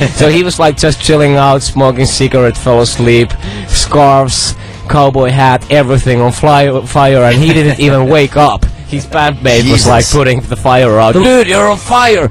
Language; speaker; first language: English; non-native, fluent; Finnish